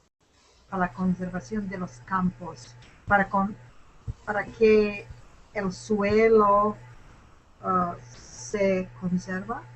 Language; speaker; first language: Spanish; non-native, learner; English